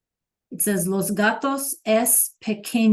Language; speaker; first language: Spanish; non-native, fluent; English